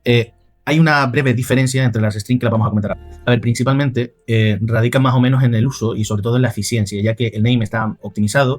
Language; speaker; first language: Spanish; native; Spanish